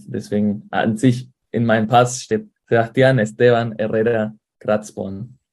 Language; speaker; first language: German; early bilingual, heritage; Spanish